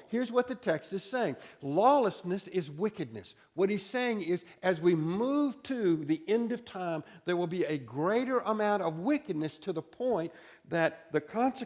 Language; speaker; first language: English; native; English